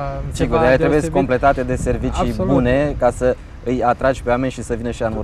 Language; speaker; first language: Romanian; native; Romanian